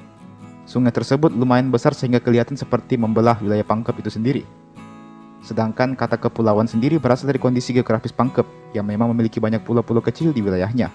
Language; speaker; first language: Indonesian; native; Indonesian